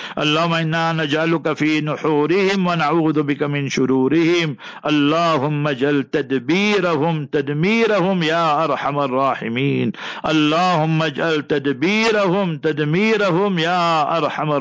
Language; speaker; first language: Arabic; non-native, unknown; English